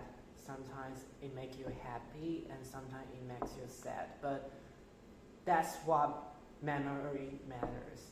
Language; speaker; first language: English; non-native, fluent; Chinese